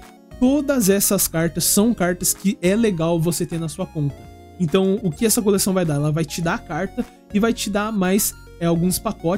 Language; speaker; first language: Portuguese; native; Portuguese